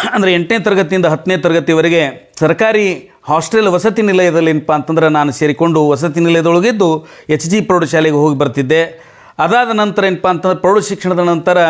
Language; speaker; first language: Kannada; native; Kannada